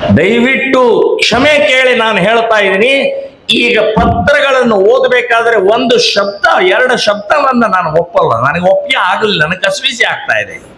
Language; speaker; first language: Kannada; native; Kannada